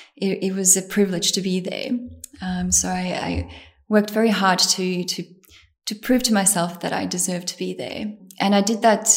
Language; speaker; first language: English; early bilingual, other home language; Bosnian